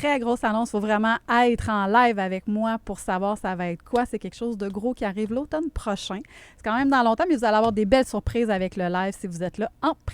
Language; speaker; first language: French; native; French